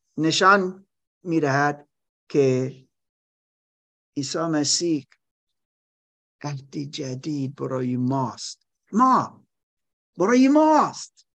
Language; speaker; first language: Persian; non-native, learner; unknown